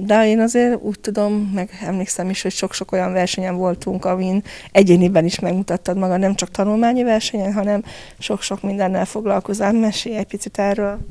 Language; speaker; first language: Hungarian; native; Hungarian